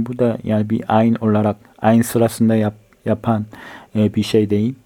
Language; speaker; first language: Turkish; non-native, fluent; Korean